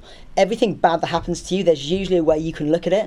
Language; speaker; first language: English; native; English